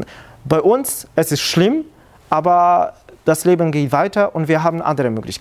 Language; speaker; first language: German; non-native, fluent; Polish